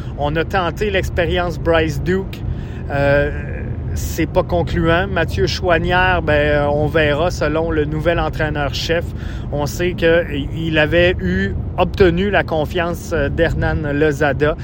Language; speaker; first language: French; native; French